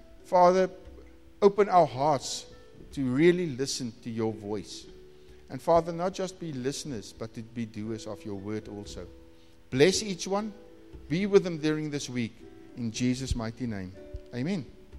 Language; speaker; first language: English; non-native, local second language; Afrikaans